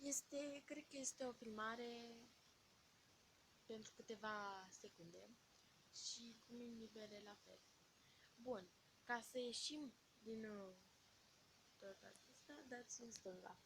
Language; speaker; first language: Romanian; native; Romanian